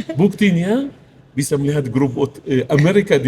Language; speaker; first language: Indonesian; non-native, fluent; Arabic